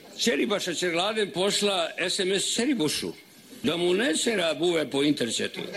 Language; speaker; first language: Serbian; native; Serbian